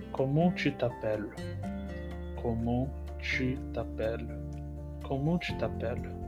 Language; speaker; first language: French; non-native, fluent; Portuguese